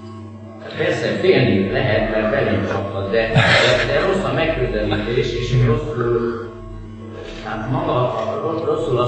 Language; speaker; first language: Hungarian; non-native, fluent; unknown